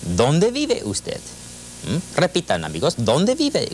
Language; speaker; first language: Spanish; non-native, fluent; English